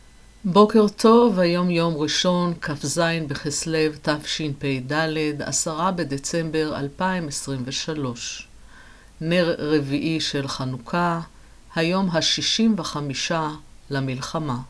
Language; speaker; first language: Hebrew; native; Hebrew